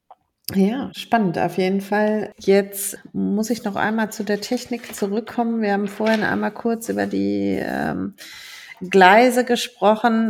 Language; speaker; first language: German; native; German